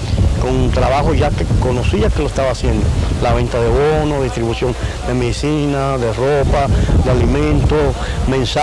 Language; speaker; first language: Spanish; native; Spanish